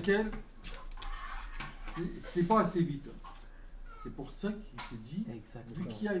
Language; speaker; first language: French; native; French